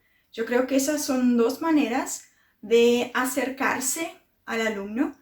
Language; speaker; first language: Spanish; non-native, fluent; Portuguese